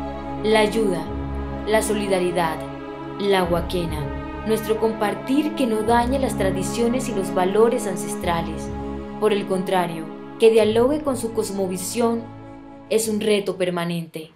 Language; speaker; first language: Spanish; native; Spanish